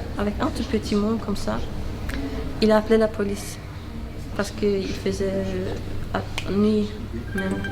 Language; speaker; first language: French; non-native, learner; Turkish